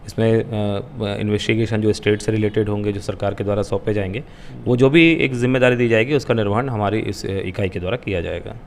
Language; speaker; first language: Hindi; native; Hindi